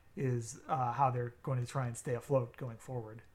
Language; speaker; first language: English; native; English